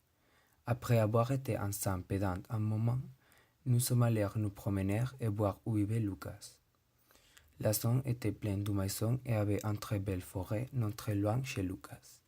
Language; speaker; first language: French; non-native, learner; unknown